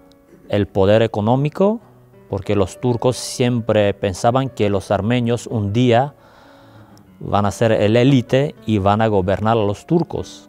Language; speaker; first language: Spanish; non-native, fluent; Armenian